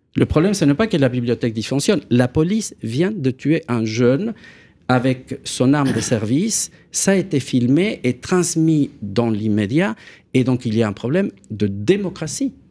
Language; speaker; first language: French; non-native, fluent; Spanish